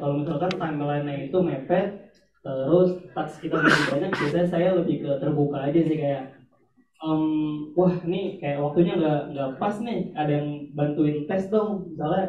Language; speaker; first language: Indonesian; native; Indonesian